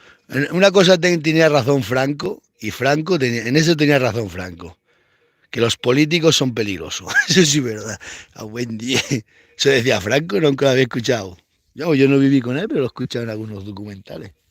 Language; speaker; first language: Spanish; native; Spanish